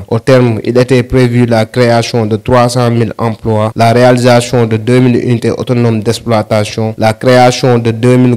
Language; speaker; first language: French; non-native, local second language; Wolof